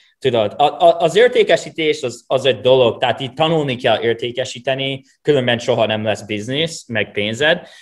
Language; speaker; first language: Hungarian; non-native, fluent; English